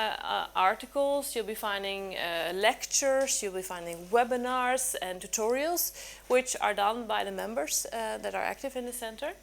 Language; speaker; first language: English; non-native, fluent; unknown